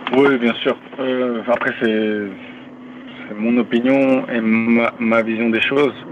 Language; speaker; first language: French; native; French